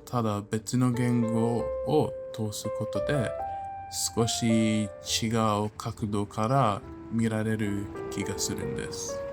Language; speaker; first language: Japanese; non-native, fluent; English